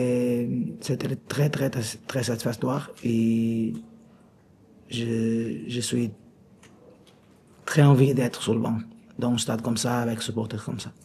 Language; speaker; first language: French; non-native, learner; Portuguese